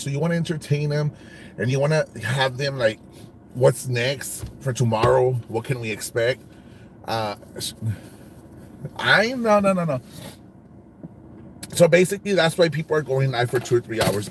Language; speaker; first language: English; early bilingual, other home language; Spanish